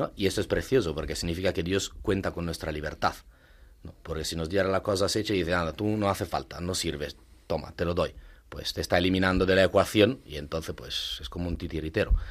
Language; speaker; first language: Spanish; non-native, fluent; Italian